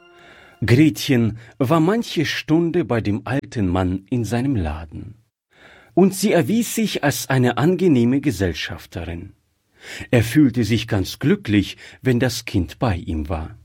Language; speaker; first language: German; native; German